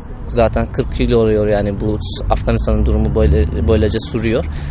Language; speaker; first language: Turkish; non-native, fluent; Persian